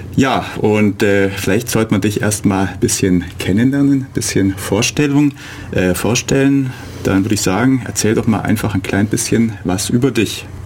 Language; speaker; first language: German; native; German